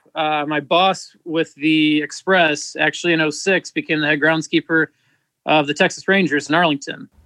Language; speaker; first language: English; native; English